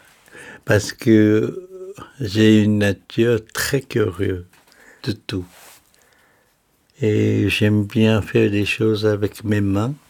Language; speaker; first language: French; non-native, fluent; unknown